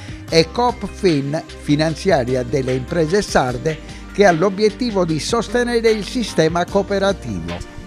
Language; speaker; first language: Italian; native; Italian